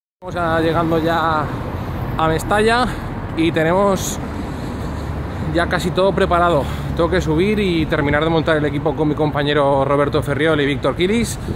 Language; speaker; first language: Spanish; native; Spanish